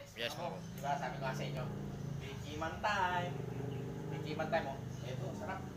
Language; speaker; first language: Filipino; non-native, local second language; Cebuano